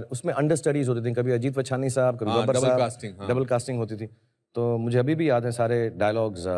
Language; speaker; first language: Hindi; native; Hindi